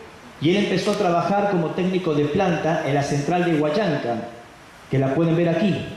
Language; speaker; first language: Spanish; native; Spanish